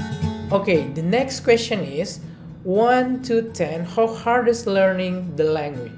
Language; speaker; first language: English; non-native, learner; Indonesian